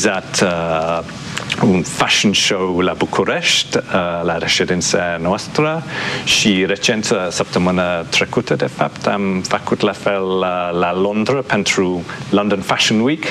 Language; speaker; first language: Romanian; non-native, fluent; English